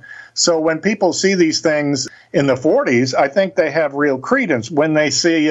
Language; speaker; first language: English; native; English